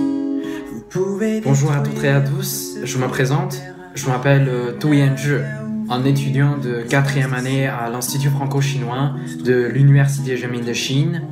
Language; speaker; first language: French; non-native, fluent; Chinese